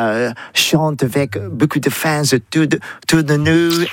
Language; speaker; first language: French; non-native, learner; English